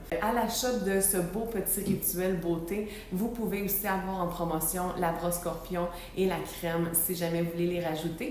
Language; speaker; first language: French; native; French